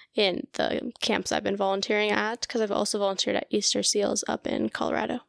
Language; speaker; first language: English; early bilingual, other home language; Russian